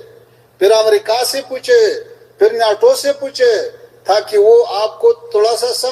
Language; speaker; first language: Hindi; non-native, fluent; Pashto